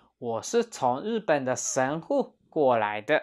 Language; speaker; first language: Chinese; non-native, fluent; Japanese